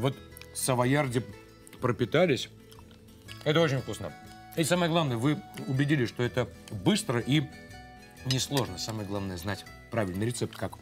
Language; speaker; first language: Russian; native; Russian